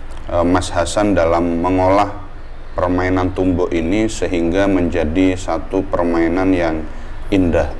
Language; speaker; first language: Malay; non-native, local second language; Javanese